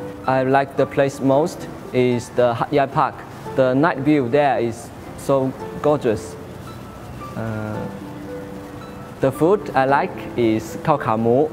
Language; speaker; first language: English; non-native, learner; Chinese